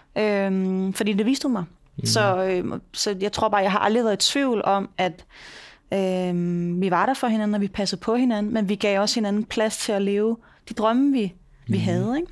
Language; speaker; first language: Danish; native; Danish